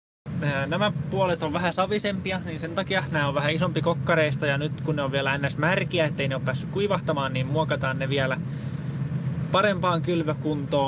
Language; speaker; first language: Finnish; native; Finnish